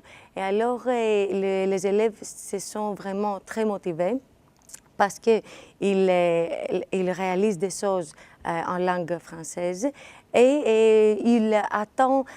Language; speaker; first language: French; non-native, fluent; Greek